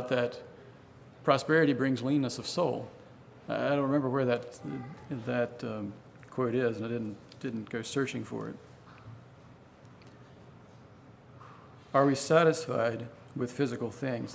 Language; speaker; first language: English; native; English